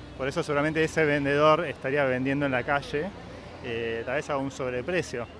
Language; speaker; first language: Spanish; native; Spanish